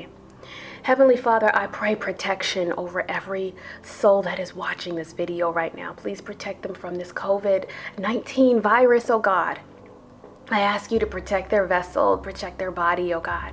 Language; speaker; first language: English; native; English